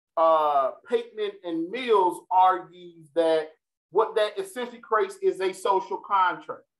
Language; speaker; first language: English; native; English